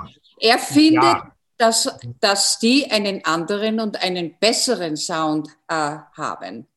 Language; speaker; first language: German; non-native, fluent; English